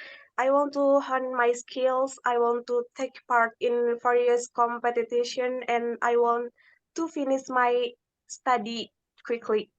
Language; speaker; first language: English; non-native, learner; Indonesian